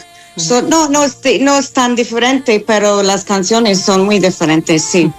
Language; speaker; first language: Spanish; non-native, fluent; English